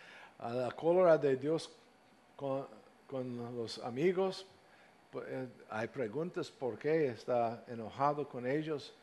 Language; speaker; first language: Spanish; non-native, fluent; English